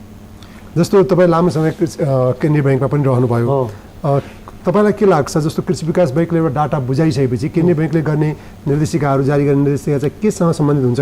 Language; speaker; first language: Nepali; native; Nepali